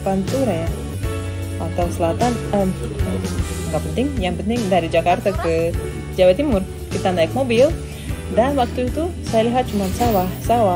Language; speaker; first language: Indonesian; non-native, fluent; Russian